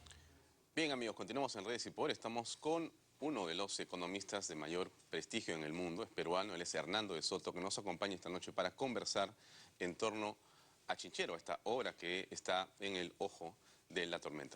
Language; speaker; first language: Spanish; native; Spanish